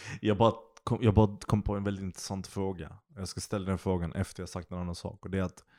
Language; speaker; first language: Swedish; early bilingual, other home language; Turkish